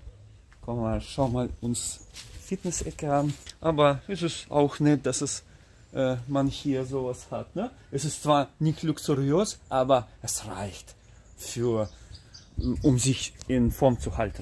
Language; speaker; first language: German; non-native, fluent; Russian